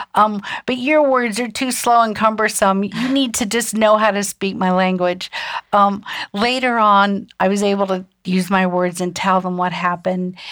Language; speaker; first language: English; early bilingual, other home language; German